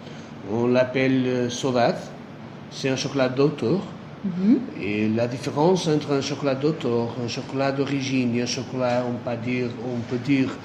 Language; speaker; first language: French; non-native, fluent; Portuguese